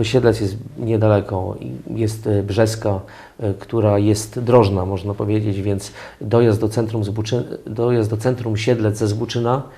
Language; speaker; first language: Polish; native; Polish